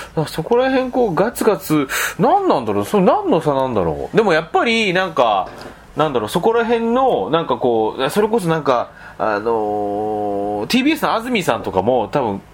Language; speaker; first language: Japanese; early bilingual, heritage; Japanese